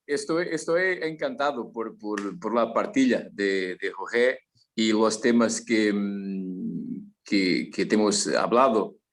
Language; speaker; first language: Spanish; non-native, learner; Portuguese